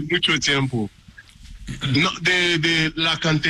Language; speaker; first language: Spanish; non-native, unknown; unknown